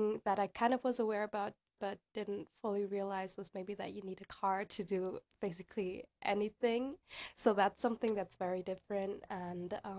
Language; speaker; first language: English; non-native, fluent; German